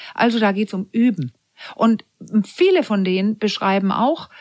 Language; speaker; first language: German; non-native, fluent; Danish